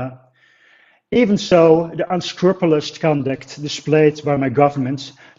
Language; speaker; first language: English; non-native, fluent; Dutch